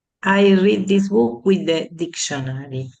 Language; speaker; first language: English; non-native, learner; Spanish